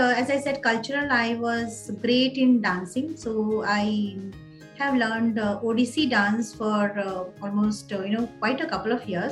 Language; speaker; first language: English; non-native, local second language; Odia